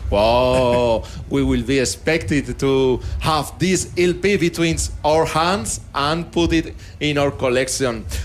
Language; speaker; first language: English; non-native, fluent; Spanish